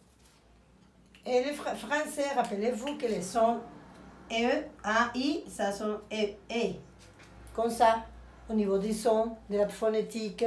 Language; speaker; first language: French; non-native, fluent; Spanish